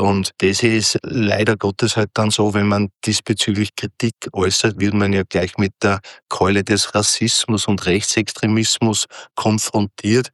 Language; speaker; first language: German; native; German